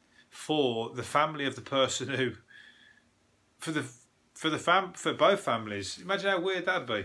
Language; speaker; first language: English; native; English